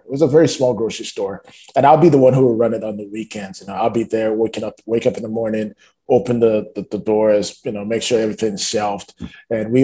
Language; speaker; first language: English; non-native, local second language; Yoruba